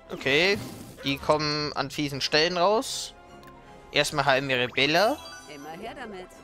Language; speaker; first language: German; native; German